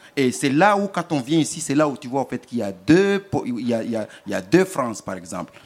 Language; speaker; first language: French; non-native, local second language; Comorian